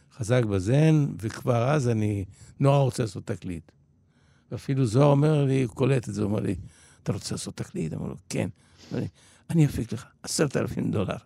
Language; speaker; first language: Hebrew; early bilingual, other home language; Polish